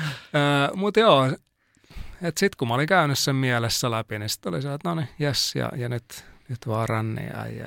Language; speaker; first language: Finnish; native; Finnish